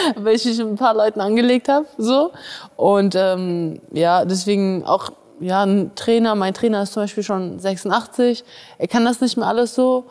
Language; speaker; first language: German; early bilingual, other home language; Russian